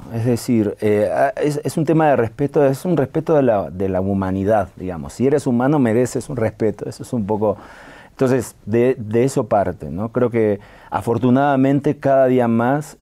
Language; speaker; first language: Spanish; native; Spanish